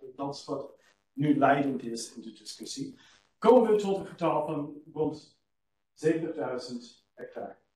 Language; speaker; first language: Dutch; non-native, fluent; English